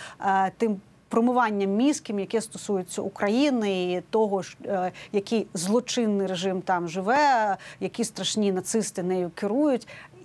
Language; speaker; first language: Ukrainian; native; Ukrainian